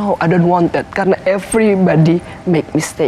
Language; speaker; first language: English; non-native, fluent; Indonesian